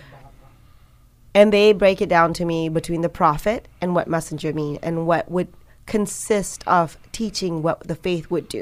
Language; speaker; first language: English; non-native, local second language; Malay